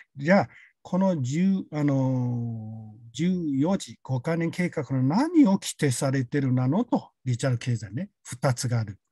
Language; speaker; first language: Japanese; non-native, fluent; Chinese